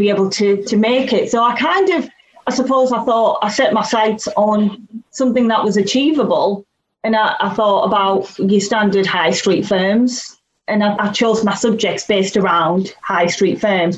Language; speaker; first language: English; native; English